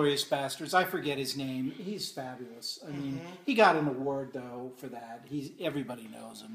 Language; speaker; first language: English; native; English